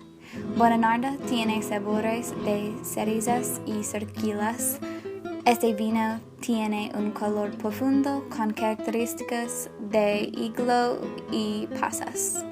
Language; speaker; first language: Spanish; non-native, learner; English